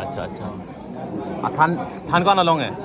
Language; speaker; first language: Hindi; non-native, local second language; Karbi